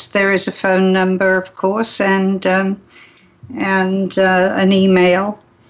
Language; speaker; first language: English; native; English